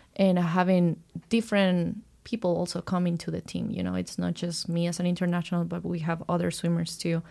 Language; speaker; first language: English; non-native, fluent; Spanish